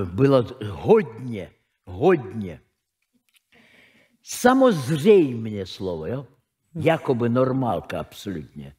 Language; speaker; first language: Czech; non-native, fluent; Russian